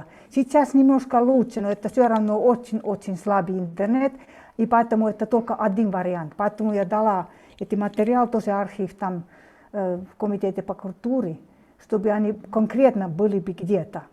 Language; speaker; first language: Russian; non-native, fluent; Finnish